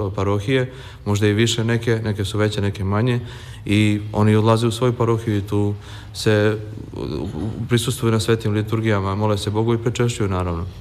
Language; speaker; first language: Serbian; native; Serbian